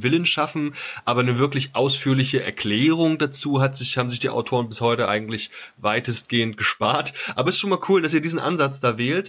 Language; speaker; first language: German; native; German